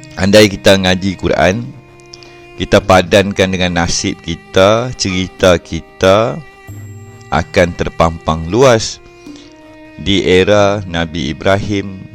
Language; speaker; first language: Malay; native; Malay